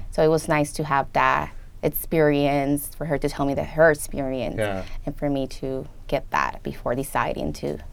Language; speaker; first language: English; non-native, fluent; Spanish